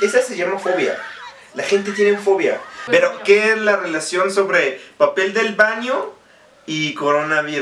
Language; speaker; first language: Spanish; non-native, fluent; Arabic